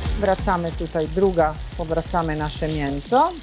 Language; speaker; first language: Polish; non-native, learner; Italian